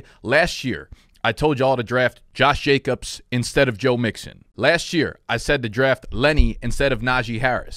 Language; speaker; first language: English; native; English